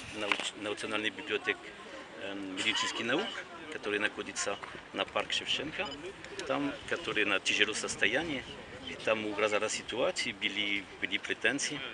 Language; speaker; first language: Russian; non-native, learner; French